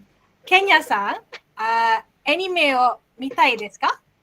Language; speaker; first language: Japanese; non-native, learner; Malay